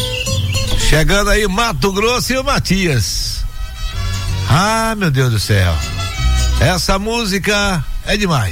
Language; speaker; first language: Portuguese; native; Portuguese